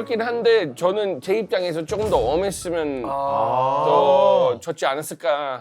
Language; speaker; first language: Korean; non-native, fluent; English